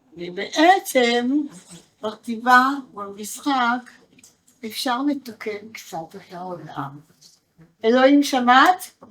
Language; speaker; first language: Hebrew; native; Hebrew